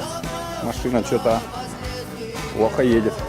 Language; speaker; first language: Russian; native; Russian